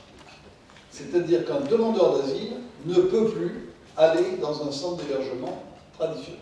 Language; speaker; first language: French; native; French